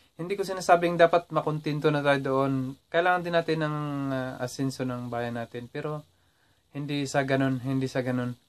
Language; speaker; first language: Filipino; native; Filipino